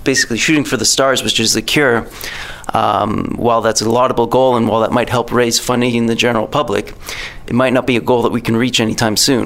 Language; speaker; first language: English; native; English